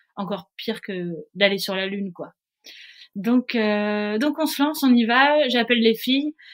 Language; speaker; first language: French; native; French